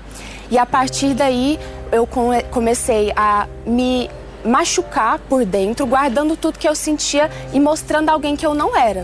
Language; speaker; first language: Portuguese; early bilingual, other home language; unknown